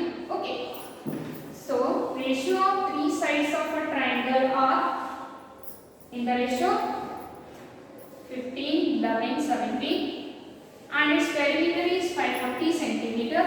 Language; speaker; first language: English; non-native, local second language; Kannada